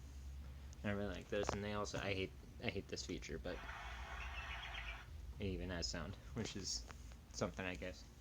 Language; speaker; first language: English; native; English